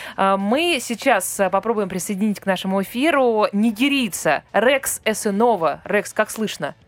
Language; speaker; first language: Russian; native; Russian